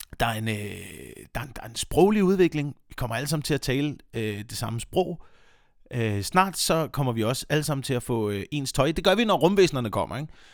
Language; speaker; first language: Danish; native; Danish